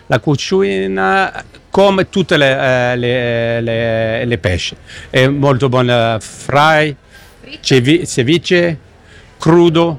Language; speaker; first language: Italian; non-native, learner; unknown